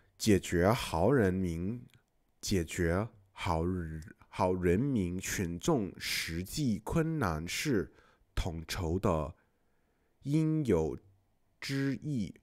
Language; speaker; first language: Chinese; non-native, fluent; English